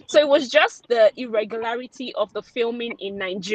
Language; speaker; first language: English; non-native, local second language; Yoruba